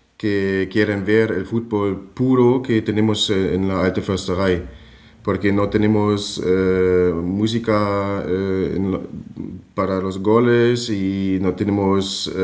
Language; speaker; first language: Spanish; non-native, fluent; German